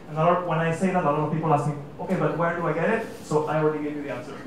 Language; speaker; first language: English; non-native, fluent; Catalan